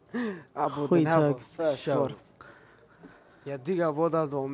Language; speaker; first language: Swedish; early bilingual, other home language; Albanian